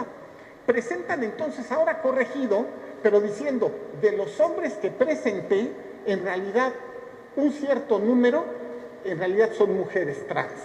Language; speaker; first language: Spanish; native; Spanish